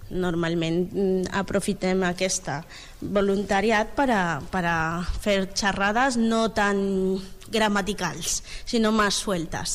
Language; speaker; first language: Catalan; non-native, learner; Spanish